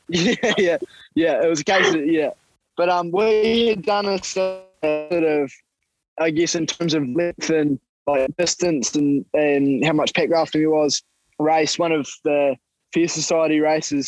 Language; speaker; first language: English; native; English